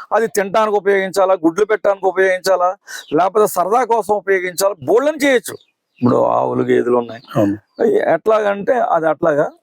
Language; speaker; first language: Telugu; native; Telugu